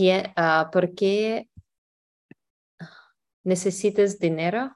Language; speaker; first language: Spanish; non-native, learner; English